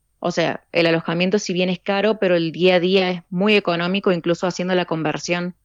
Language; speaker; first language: Spanish; native; Spanish